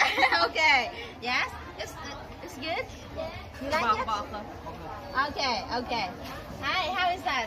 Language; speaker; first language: English; non-native, learner; Vietnamese